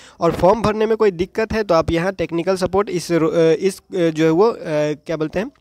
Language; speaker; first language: Hindi; native; Hindi